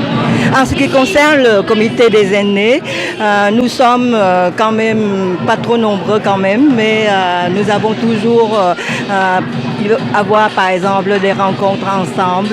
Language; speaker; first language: French; non-native, fluent; Vietnamese